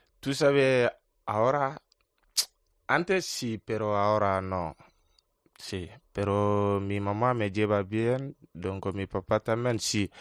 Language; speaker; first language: Spanish; non-native, learner; Wolof